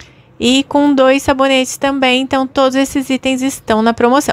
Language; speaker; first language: Portuguese; native; Portuguese